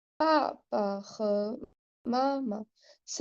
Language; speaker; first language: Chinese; non-native, learner; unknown